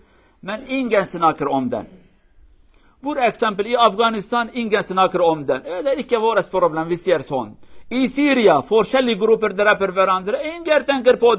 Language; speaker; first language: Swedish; non-native, learner; Kurdish